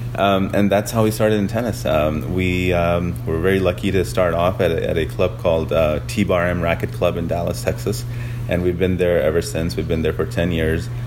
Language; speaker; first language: English; early bilingual, other home language; Urdu